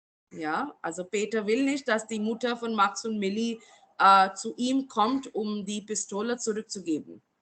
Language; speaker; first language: German; non-native, fluent; Marathi